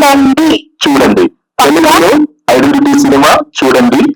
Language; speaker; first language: Telugu; native; Telugu